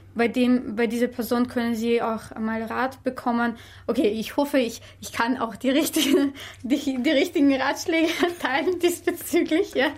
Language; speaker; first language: German; non-native, fluent; Armenian